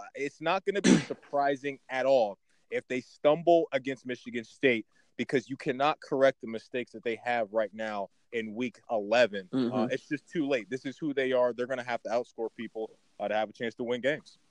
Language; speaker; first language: English; native; English